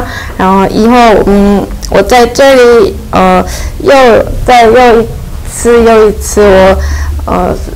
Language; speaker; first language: Chinese; non-native, learner; Korean